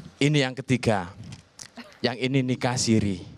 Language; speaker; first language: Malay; non-native, local second language; Javanese